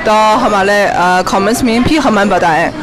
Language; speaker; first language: Hindi; non-native, fluent; Chinese